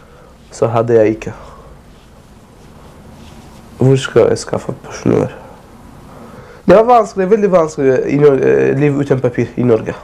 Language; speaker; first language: Norwegian; non-native, learner; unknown